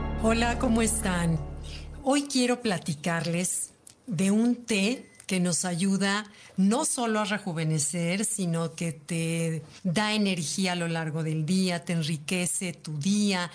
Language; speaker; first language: Spanish; native; Spanish